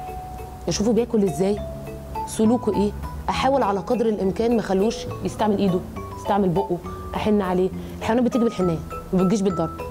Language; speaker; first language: Arabic; native; Arabic